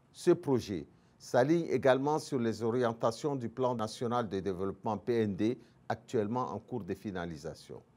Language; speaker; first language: French; non-native, local second language; Arabic